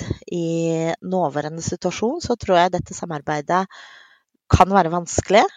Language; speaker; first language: Norwegian; non-native, fluent; Russian